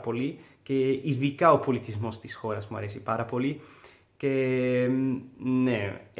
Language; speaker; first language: Greek; non-native, learner; English